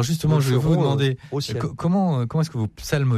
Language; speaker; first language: French; native; French